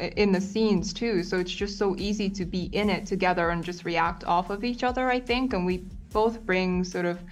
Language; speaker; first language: English; non-native, fluent; Japanese